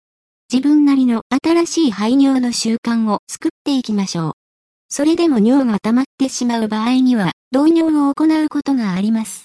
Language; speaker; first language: Japanese; native; Japanese